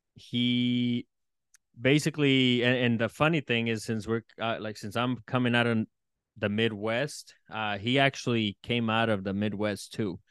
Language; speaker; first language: English; early bilingual, other home language; Spanish